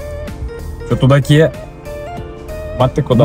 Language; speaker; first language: Japanese; non-native, learner; Russian